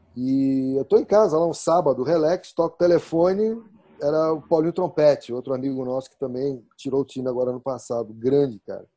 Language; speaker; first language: Portuguese; native; Portuguese